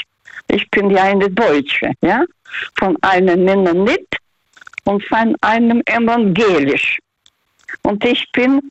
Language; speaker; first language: German; early bilingual, heritage; Russian